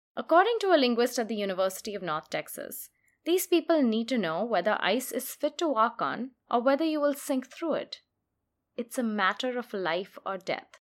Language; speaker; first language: English; non-native, local second language; Hindi